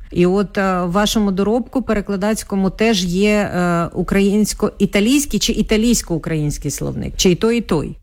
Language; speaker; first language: Ukrainian; native; Ukrainian